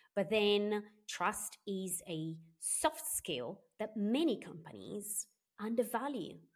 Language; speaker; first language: English; non-native, fluent; Italian